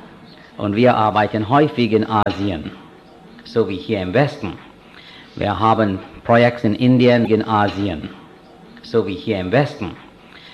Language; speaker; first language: German; non-native, fluent; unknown